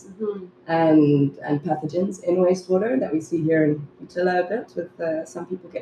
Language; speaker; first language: English; native; English